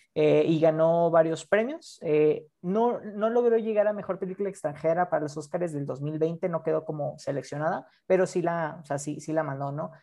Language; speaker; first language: Spanish; native; Spanish